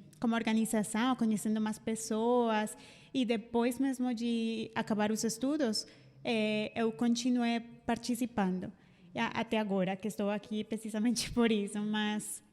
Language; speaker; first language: Portuguese; non-native, fluent; Spanish